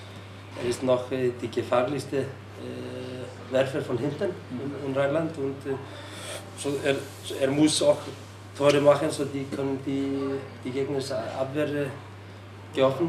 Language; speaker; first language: German; non-native, learner; Icelandic